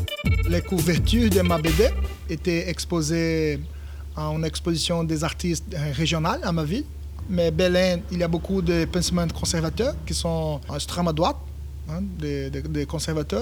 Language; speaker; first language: French; non-native, learner; Portuguese